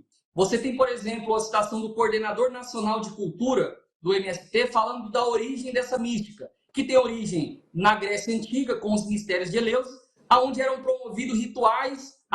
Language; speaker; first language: Portuguese; native; Portuguese